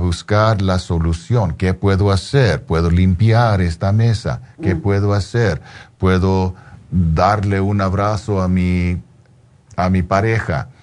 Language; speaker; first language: Spanish; early bilingual, heritage; Spanish